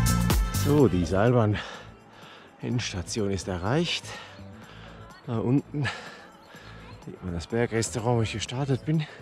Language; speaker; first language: German; native; German